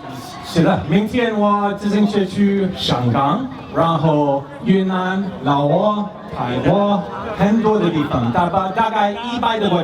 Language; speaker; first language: Chinese; non-native, learner; English